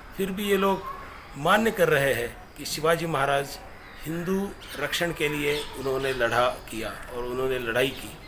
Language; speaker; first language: Hindi; non-native, local second language; Marathi